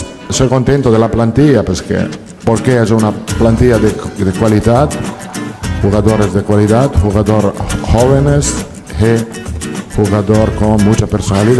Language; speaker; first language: Spanish; non-native, learner; Italian